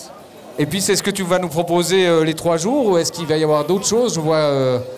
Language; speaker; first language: French; native; French